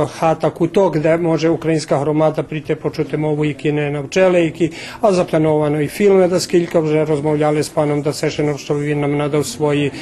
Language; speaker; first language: Ukrainian; early bilingual, heritage; Ukrainian